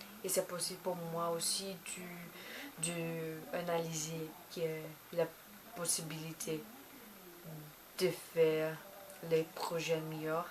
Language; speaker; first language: French; non-native, learner; Portuguese